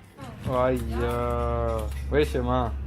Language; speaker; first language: Chinese; non-native, learner; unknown